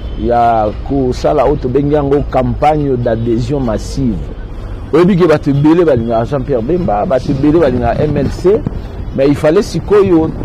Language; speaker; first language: Lingala; native; Lingala